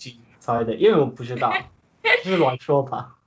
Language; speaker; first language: Chinese; non-native, learner; English